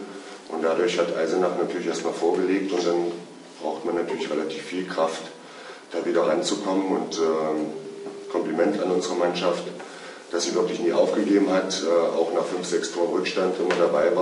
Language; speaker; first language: German; native; German